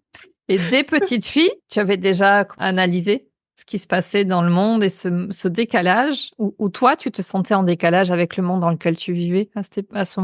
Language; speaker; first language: French; native; French